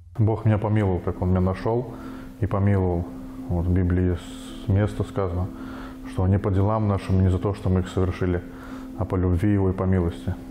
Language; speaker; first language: Russian; native; Russian